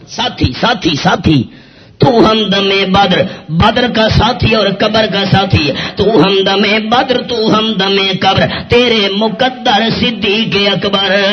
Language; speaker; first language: Urdu; non-native, local second language; Pashto